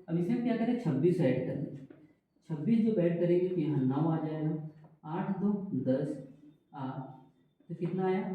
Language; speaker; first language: Hindi; native; Hindi